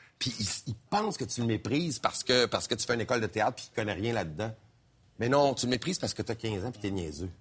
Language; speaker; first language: French; native; French